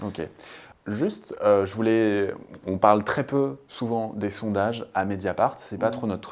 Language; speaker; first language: French; native; French